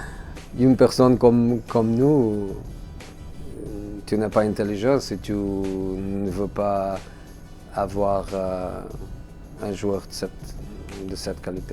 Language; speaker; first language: French; non-native, fluent; Portuguese